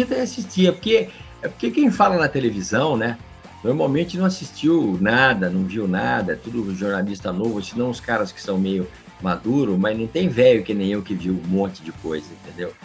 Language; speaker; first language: Portuguese; native; Portuguese